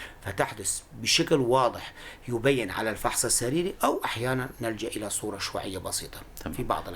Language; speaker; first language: Arabic; non-native, local second language; Kurdish